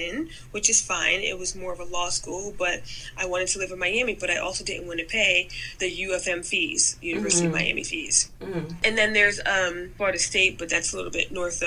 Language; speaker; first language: English; native; English